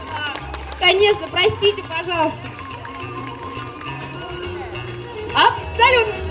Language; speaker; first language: Russian; native; Russian